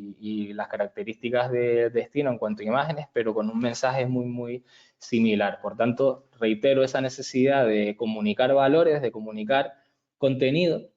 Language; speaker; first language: Spanish; native; Spanish